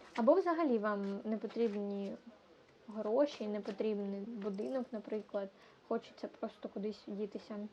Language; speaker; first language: Ukrainian; non-native, local second language; Russian